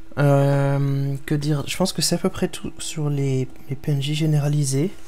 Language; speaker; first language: French; native; French